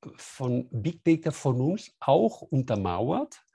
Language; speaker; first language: German; non-native, fluent; Spanish